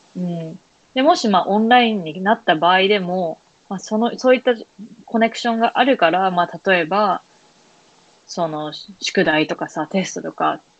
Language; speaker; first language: Japanese; native; Japanese